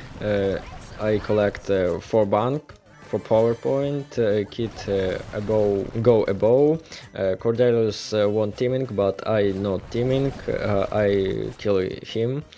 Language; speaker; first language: English; non-native, learner; Ukrainian